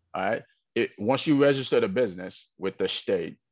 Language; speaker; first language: English; early bilingual, heritage; English